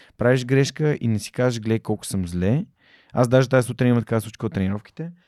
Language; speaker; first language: Bulgarian; native; Bulgarian